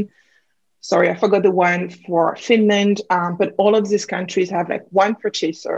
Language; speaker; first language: English; non-native, fluent; French